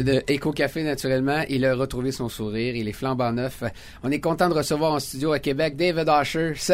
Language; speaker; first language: French; native; French